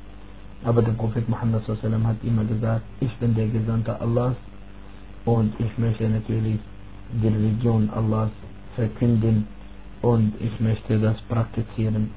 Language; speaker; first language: German; non-native, fluent; Arabic